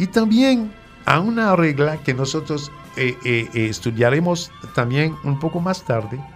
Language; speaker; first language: Spanish; non-native, fluent; French